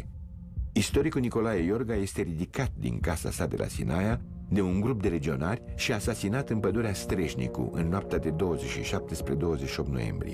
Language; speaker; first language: Romanian; native; Romanian